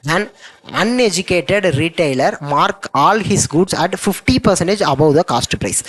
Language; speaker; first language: English; non-native, local second language; Tamil